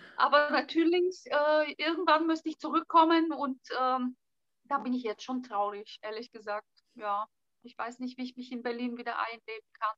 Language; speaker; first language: German; non-native, fluent; Bulgarian